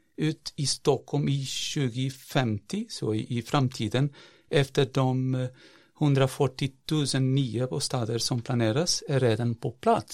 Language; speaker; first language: Swedish; non-native, fluent; Portuguese